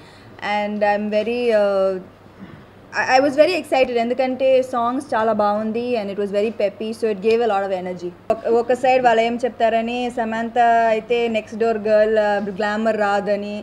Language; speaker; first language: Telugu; non-native, local second language; Tamil